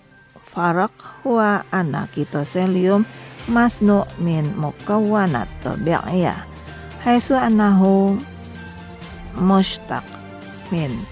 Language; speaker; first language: Arabic; non-native, fluent; Indonesian